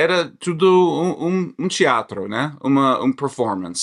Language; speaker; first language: Portuguese; non-native, fluent; English